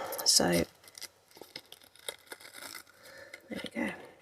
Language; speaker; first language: English; native; English